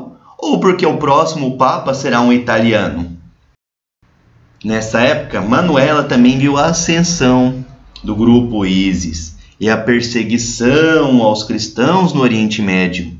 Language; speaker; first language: Portuguese; native; Portuguese